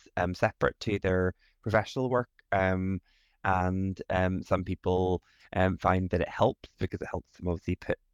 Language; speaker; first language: English; native; English